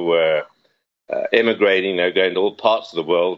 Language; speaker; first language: English; native; English